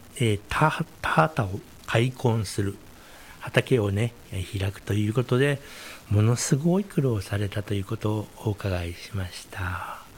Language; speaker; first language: Japanese; native; Japanese